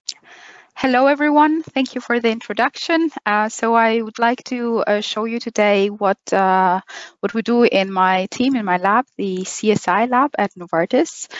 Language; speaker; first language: English; non-native, fluent; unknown